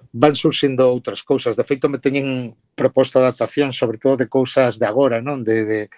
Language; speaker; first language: Galician; native; Galician